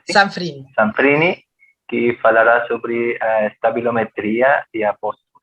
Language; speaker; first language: Portuguese; non-native, fluent; Spanish